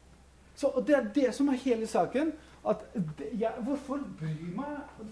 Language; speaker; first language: Norwegian; non-native, fluent; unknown